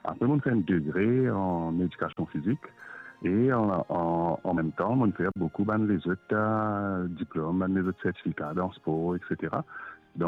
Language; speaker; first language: French; non-native, local second language; Morisyen